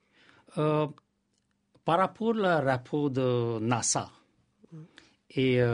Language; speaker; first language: French; non-native, learner; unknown